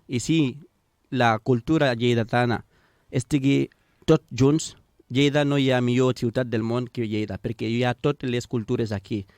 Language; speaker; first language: Catalan; non-native, fluent; Fula